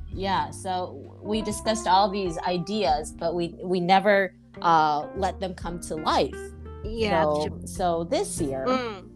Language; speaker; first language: English; non-native, fluent; Japanese